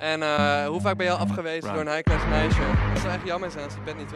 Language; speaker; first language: Dutch; native; Dutch